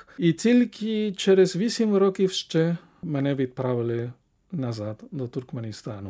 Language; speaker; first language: Ukrainian; non-native, fluent; Spanish